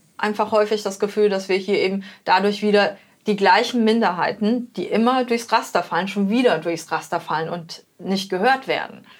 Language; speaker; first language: German; native; German